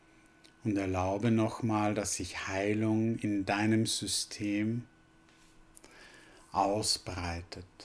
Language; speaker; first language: German; native; German